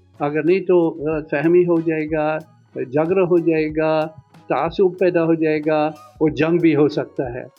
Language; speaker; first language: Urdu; non-native, fluent; Dutch